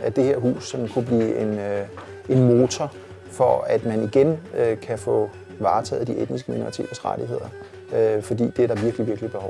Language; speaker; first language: Danish; native; Danish